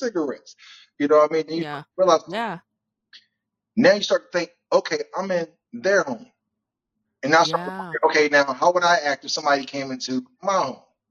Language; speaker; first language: English; native; English